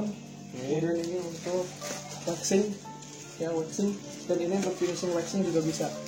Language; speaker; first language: Indonesian; native; Indonesian